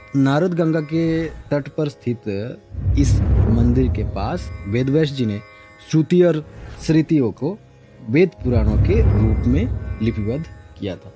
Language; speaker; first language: Hindi; non-native, local second language; Bangla